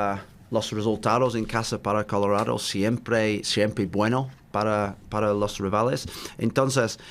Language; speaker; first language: Spanish; non-native, learner; English